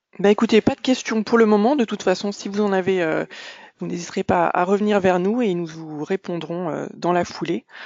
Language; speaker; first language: French; native; French